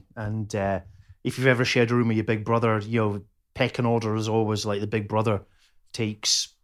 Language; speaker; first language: English; native; English